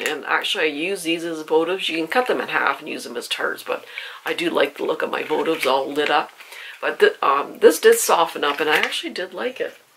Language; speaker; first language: English; native; English